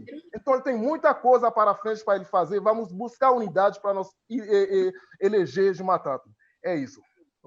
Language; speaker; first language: Portuguese; non-native, fluent; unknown